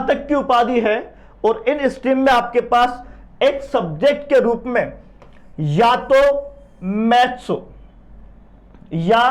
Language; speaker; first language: Hindi; native; Hindi